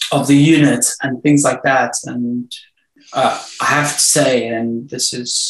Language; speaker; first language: English; native; English